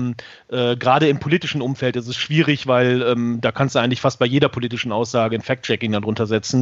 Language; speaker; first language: German; native; German